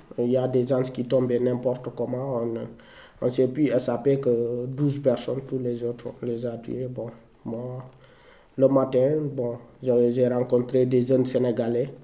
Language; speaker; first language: French; non-native, local second language; Fula